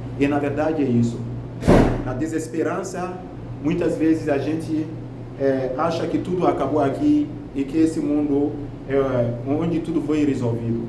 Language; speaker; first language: Portuguese; non-native, fluent; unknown